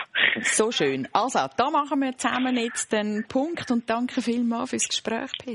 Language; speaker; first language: German; native; German